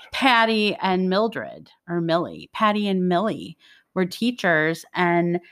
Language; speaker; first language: English; native; English